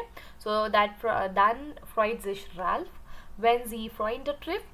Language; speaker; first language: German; non-native, learner; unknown